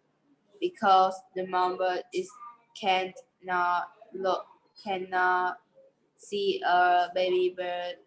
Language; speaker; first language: English; non-native, learner; Vietnamese